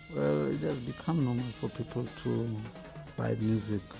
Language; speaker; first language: English; non-native, local second language; Northern Sotho